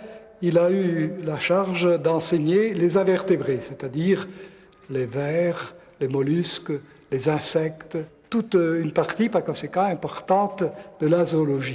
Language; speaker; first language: French; native; French